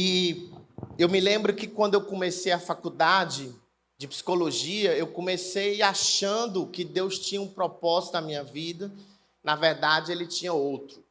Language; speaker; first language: Portuguese; native; Portuguese